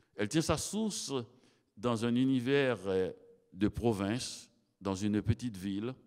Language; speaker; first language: French; native; French